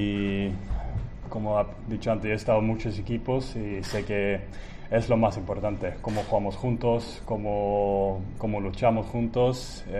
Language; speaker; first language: Spanish; non-native, fluent; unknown